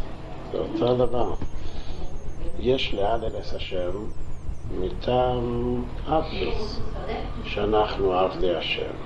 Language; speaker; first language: Hebrew; non-native, local second language; Yiddish